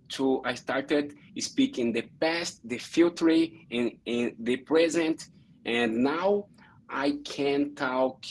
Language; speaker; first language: English; non-native, learner; Portuguese